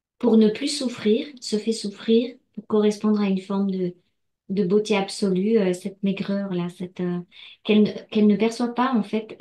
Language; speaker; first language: French; native; French